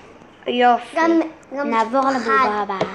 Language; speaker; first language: Hebrew; native; Hebrew